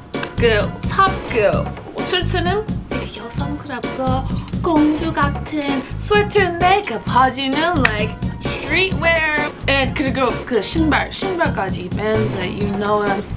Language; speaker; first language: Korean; non-native, fluent; English